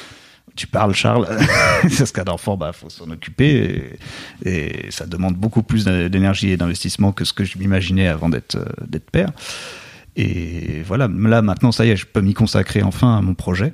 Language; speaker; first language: French; native; French